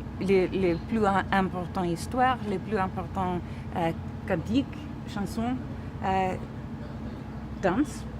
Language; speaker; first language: French; non-native, learner; English